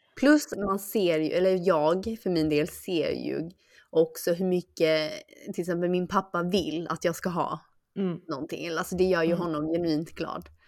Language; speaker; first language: Swedish; early bilingual, other home language; Chinese